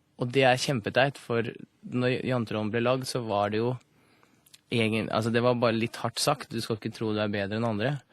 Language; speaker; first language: Norwegian; early bilingual, other home language; Russian